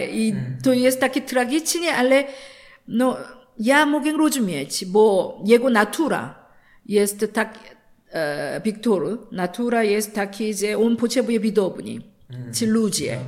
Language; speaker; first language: Polish; non-native, learner; Korean